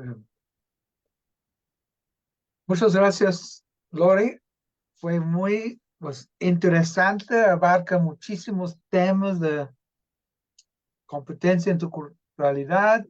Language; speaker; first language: Spanish; non-native, fluent; English